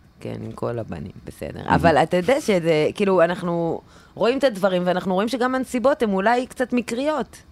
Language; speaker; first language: Hebrew; native; Hebrew